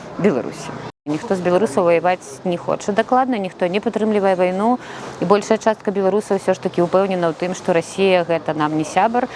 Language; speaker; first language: Belarusian; non-native, local second language; Russian